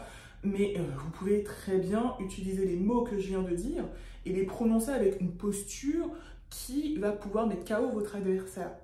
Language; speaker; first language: French; native; French